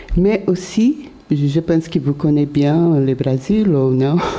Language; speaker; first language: French; non-native, learner; Portuguese